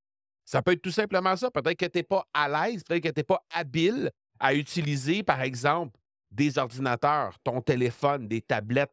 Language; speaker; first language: French; native; French